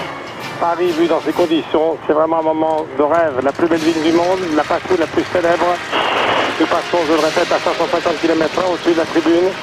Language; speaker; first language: French; native; French